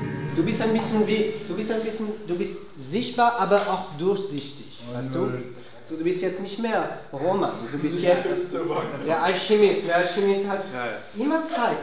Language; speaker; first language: German; non-native, fluent; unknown